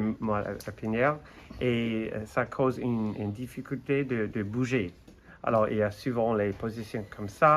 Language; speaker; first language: French; non-native, fluent; English